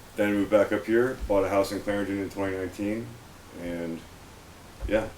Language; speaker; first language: English; native; English